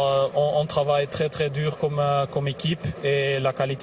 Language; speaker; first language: French; non-native, local second language; Dutch